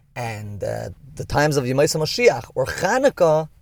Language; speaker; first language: English; native; English